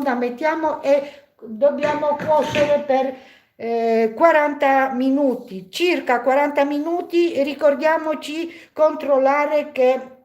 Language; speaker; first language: Italian; non-native, learner; Polish